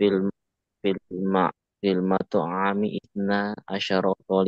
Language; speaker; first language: Arabic; non-native, learner; Indonesian